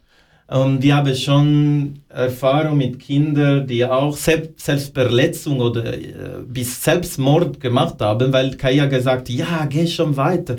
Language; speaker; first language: German; non-native, fluent; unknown